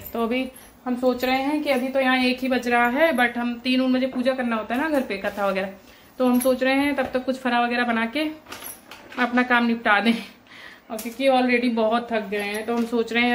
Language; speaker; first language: Hindi; native; Hindi